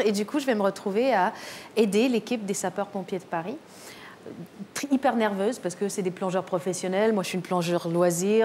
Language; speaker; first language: French; native; French